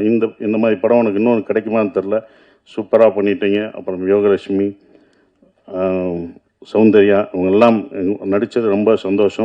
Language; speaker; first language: Tamil; native; Tamil